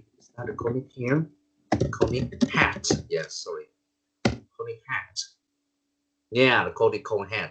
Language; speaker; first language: English; non-native, learner; Vietnamese